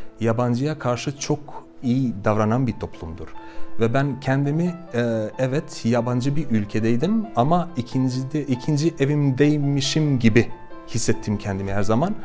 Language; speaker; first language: Turkish; non-native, fluent; Albanian